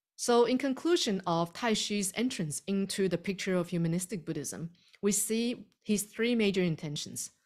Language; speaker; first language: English; early bilingual, other home language; Chinese